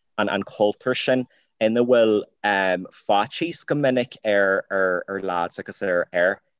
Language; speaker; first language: Irish; native; Irish